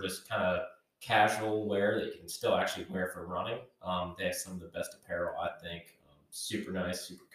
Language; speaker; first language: English; native; English